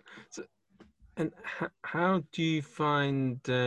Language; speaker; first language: English; native; English